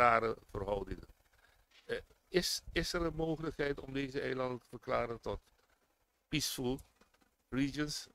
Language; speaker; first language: Dutch; non-native, local second language; Papiamento